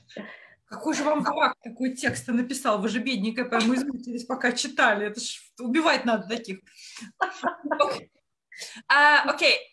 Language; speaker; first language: Russian; native; Russian